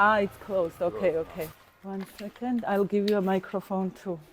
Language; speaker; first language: English; non-native, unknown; Georgian